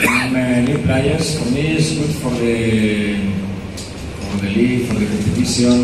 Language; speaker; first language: English; non-native, learner; Spanish